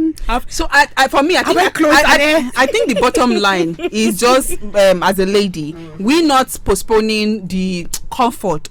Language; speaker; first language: English; non-native, local second language; Yoruba